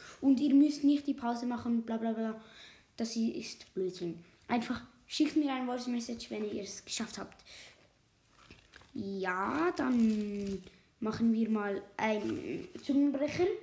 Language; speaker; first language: German; native; German